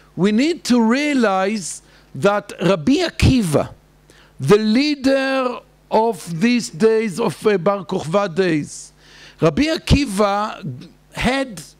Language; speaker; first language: English; non-native, fluent; Hebrew